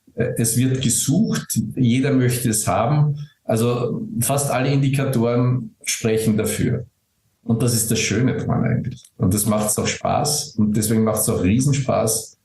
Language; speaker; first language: German; native; German